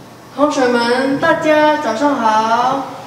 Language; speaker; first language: Chinese; non-native, learner; Indonesian